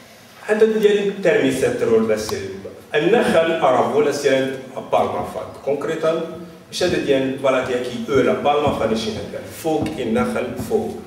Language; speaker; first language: Hungarian; non-native, fluent; Arabic